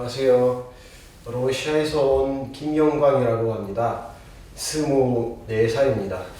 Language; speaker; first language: Korean; non-native, learner; Russian